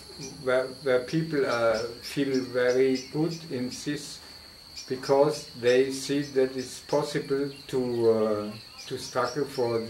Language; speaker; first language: English; non-native, fluent; German